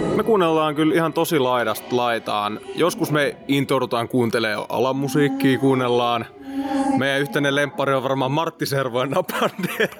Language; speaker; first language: Finnish; native; Finnish